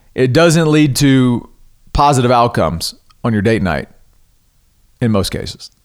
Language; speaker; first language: English; native; English